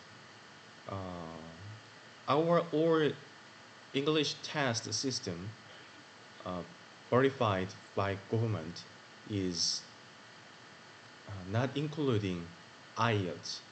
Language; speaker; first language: English; non-native, learner; Korean